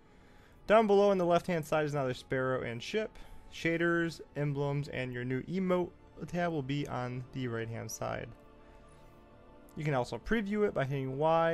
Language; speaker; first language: English; native; English